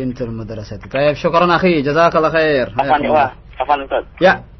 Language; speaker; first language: Arabic; non-native, learner; Indonesian